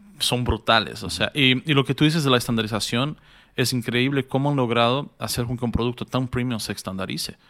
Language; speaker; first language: Spanish; native; Spanish